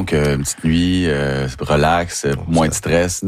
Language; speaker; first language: French; native; French